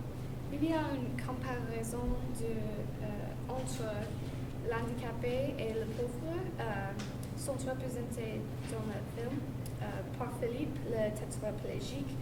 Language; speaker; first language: French; non-native, learner; English